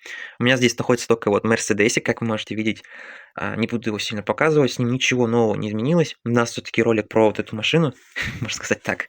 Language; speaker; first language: Russian; native; Russian